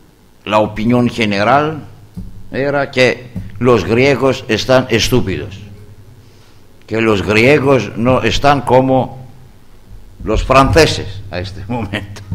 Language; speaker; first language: Spanish; non-native, fluent; Greek